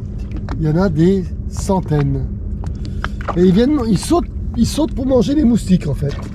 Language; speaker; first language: French; native; French